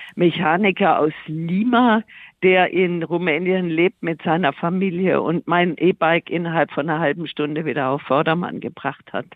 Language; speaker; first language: German; native; German